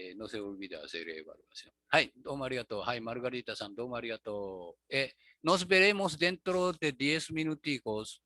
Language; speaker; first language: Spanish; non-native, fluent; Japanese